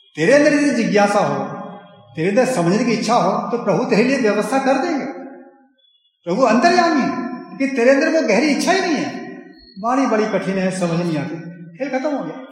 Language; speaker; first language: Hindi; native; Hindi